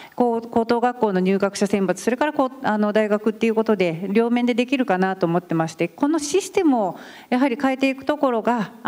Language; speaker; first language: Japanese; native; Japanese